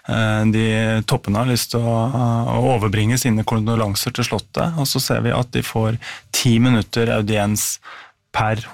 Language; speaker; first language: Norwegian; native; Norwegian